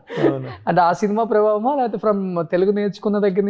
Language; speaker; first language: Telugu; native; Telugu